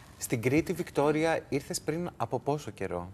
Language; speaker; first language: Greek; native; Greek